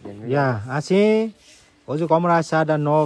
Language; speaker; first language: Portuguese; non-native, learner; Vietnamese